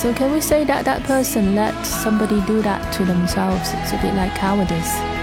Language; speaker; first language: English; non-native, fluent; Chinese